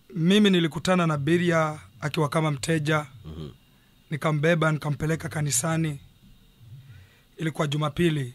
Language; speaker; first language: Swahili; native; Swahili